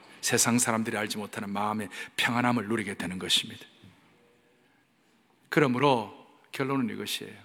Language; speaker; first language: Korean; native; Korean